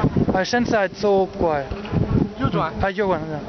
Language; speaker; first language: Chinese; non-native, learner; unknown